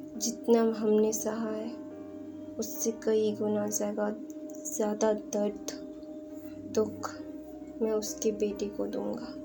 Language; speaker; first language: Hindi; non-native, local second language; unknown